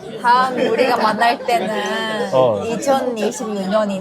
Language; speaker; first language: Korean; non-native, learner; Japanese